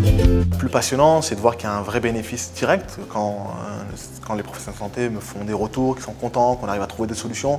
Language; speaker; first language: French; native; French